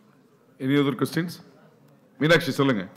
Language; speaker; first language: Tamil; native; Tamil